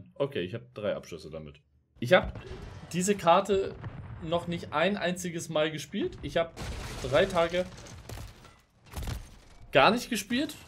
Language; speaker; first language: German; native; German